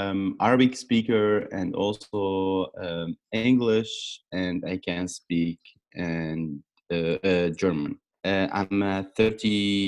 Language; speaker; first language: English; non-native, learner; Arabic